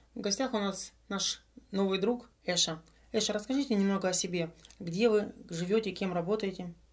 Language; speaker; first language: Russian; native; Russian